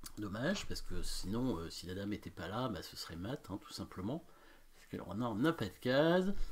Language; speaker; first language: French; native; French